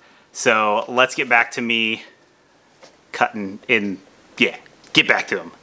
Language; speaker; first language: English; native; English